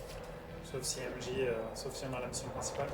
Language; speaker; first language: French; native; French